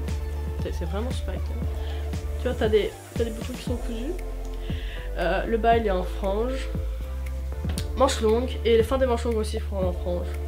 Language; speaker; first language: French; native; French